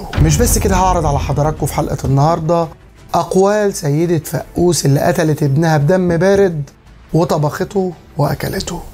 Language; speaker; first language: Arabic; native; Arabic